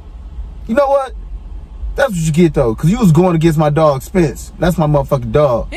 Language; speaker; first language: English; native; English